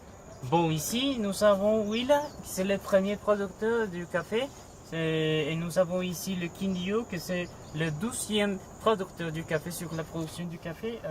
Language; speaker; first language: French; non-native, learner; Spanish